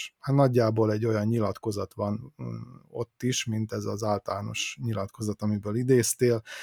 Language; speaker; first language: Hungarian; native; Hungarian